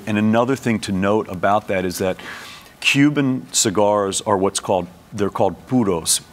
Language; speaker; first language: English; native; English